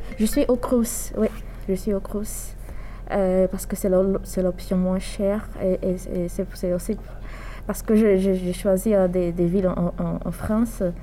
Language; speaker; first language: French; non-native, fluent; Portuguese